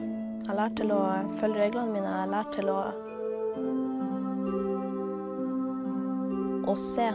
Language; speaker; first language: Norwegian; early bilingual, other home language; Somali